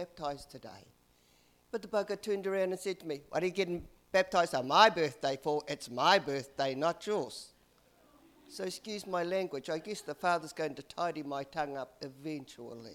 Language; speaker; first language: English; native; English